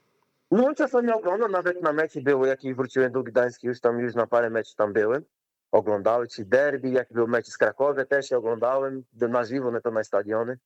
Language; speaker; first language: Polish; non-native, learner; Portuguese